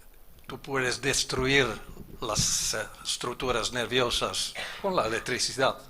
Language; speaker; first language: Spanish; non-native, fluent; German